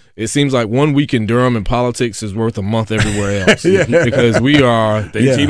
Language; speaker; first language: English; native; English